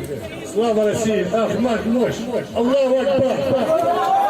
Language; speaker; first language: Russian; native; Russian